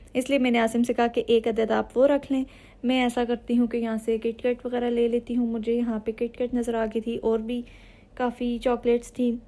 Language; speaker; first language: Urdu; native; Urdu